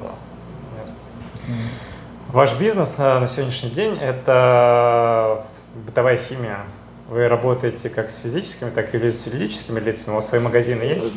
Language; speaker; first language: Russian; native; Russian